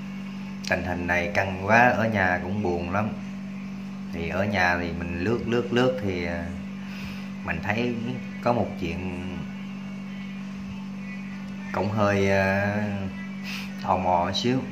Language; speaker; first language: Vietnamese; native; Vietnamese